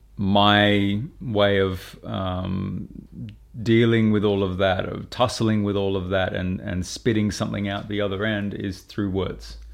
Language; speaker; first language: English; native; English